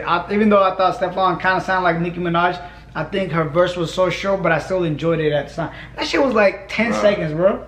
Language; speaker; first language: English; native; English